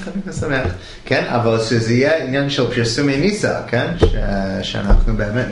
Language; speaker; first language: Hebrew; non-native, fluent; English